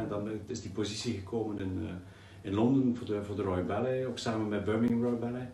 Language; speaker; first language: Dutch; native; Dutch